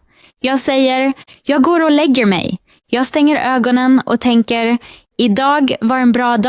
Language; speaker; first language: Swedish; non-native, fluent; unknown